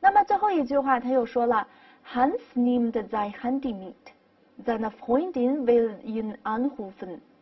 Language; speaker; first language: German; non-native, fluent; Chinese